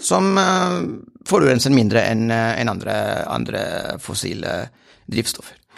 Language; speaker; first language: Norwegian; non-native, fluent; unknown